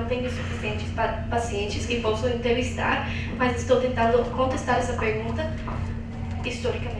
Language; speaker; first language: Portuguese; non-native, fluent; English